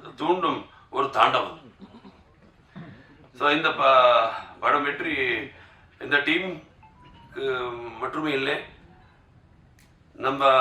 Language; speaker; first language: Tamil; non-native, local second language; Telugu